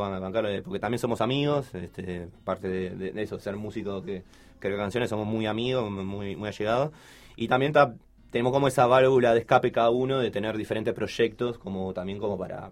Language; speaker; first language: Spanish; native; Spanish